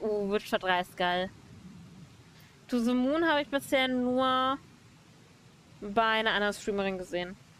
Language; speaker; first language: German; native; German